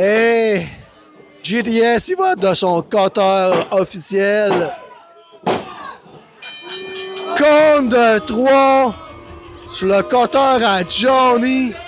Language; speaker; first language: French; native; French